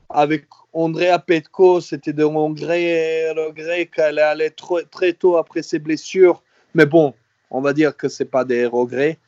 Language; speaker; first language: French; non-native, fluent; Serbian